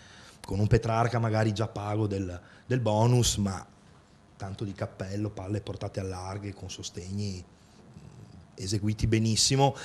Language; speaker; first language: Italian; native; Italian